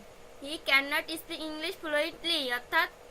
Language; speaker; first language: English; non-native, fluent; Bangla